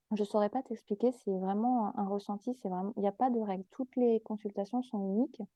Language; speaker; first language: French; native; French